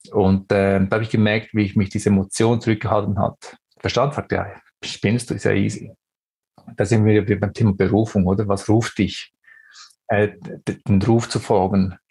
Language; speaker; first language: German; early bilingual, other home language; Greek